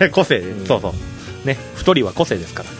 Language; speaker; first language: Japanese; native; Japanese